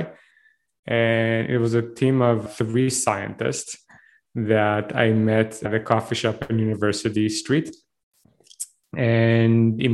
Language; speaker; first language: English; non-native, fluent; Hebrew